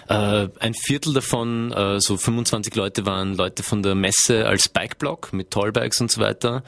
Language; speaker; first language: German; native; German